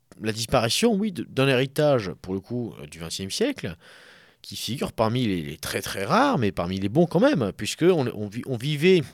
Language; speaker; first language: French; native; French